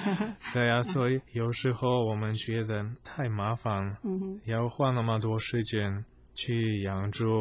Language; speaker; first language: Chinese; non-native, fluent; Polish